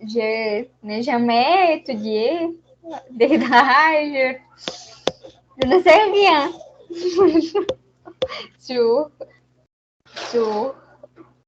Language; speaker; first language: French; non-native, learner; Portuguese